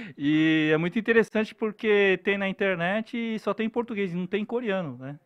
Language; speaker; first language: Portuguese; early bilingual, other home language; Korean